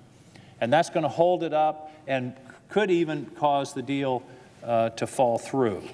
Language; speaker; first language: English; native; English